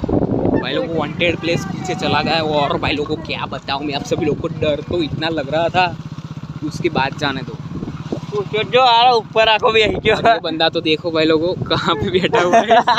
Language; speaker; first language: Hindi; non-native, local second language; Gujarati